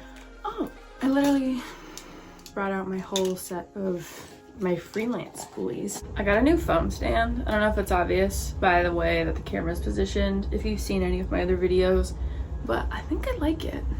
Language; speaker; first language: English; native; English